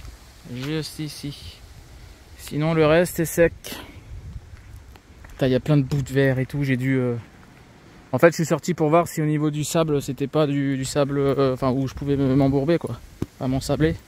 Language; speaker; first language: French; native; French